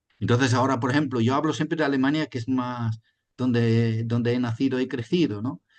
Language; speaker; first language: Spanish; non-native, fluent; German